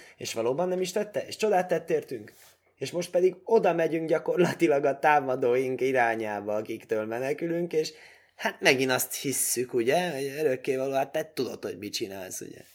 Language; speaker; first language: Hungarian; early bilingual, heritage; Hungarian